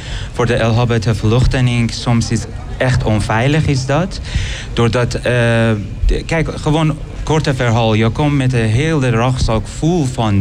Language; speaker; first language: Dutch; non-native, learner; Persian